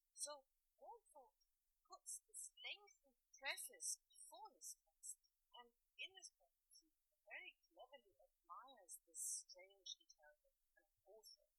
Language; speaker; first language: English; non-native, fluent; German